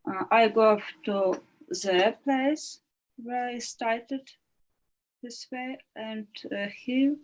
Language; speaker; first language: English; non-native, learner; Ukrainian